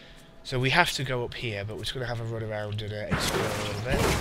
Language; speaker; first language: English; native; English